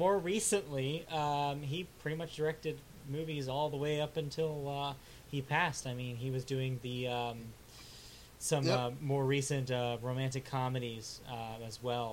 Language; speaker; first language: English; native; English